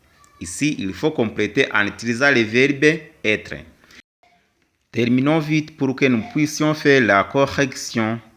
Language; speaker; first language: French; non-native, local second language; Kinyarwanda